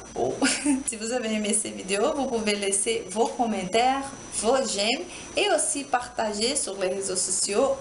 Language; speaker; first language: French; non-native, learner; Portuguese